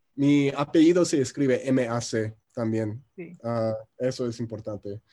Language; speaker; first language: Spanish; non-native, fluent; English